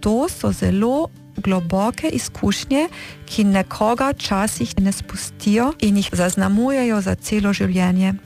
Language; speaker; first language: Slovenian; early bilingual, heritage; Slovenian